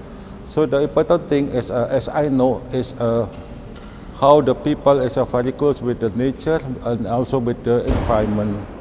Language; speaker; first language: English; non-native, learner; Indonesian